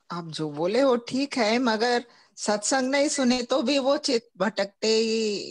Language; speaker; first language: Hindi; non-native, local second language; Gujarati